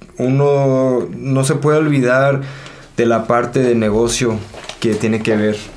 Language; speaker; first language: Spanish; early bilingual, heritage; Spanish